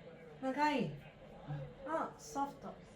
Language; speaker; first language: Japanese; non-native, learner; English